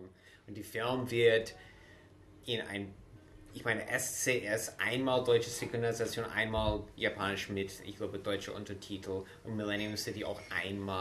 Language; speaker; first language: German; non-native, fluent; English